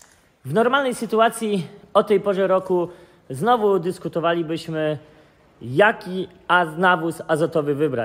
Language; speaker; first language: Polish; native; Polish